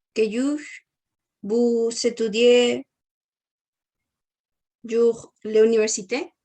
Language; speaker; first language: French; non-native, learner; Spanish